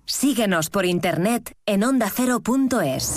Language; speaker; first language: Spanish; native; Spanish